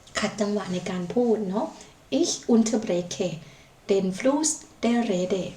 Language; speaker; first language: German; non-native, learner; Thai